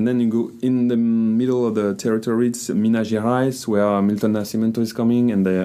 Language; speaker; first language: English; non-native, fluent; French